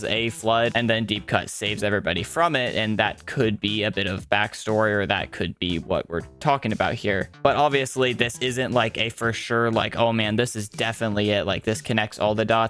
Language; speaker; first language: English; native; English